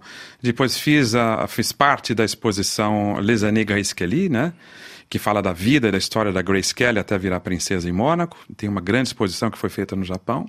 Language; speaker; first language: Portuguese; native; Portuguese